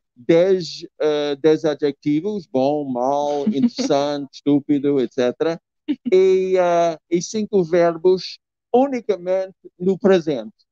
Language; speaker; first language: Portuguese; non-native, fluent; English